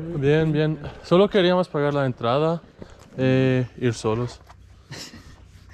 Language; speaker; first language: Spanish; non-native, learner; German